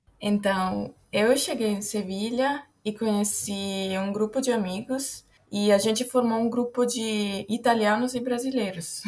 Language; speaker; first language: Portuguese; non-native, fluent; Italian